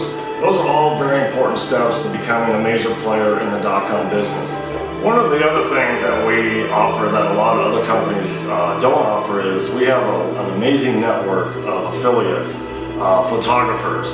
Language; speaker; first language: English; native; English